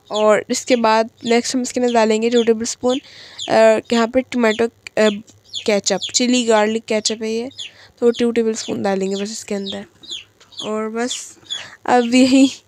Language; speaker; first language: Urdu; native; Urdu